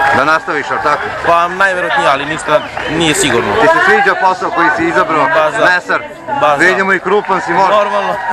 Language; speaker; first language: Serbian; native; Serbian